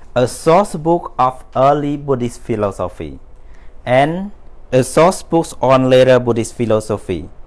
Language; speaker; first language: English; non-native, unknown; Khmer